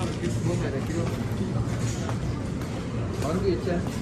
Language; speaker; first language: Korean; native; Korean